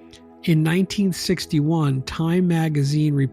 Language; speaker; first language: English; native; English